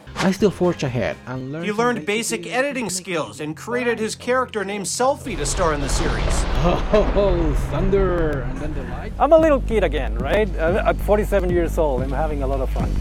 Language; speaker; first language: English; non-native, fluent; Spanish